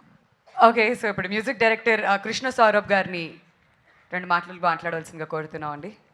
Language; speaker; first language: Telugu; native; Telugu